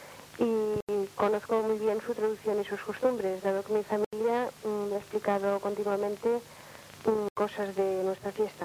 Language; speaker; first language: Spanish; native; Spanish